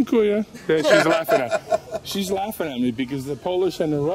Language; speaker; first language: English; native; English